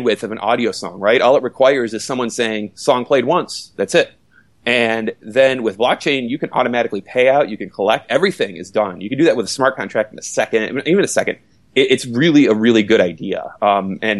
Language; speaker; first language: English; native; English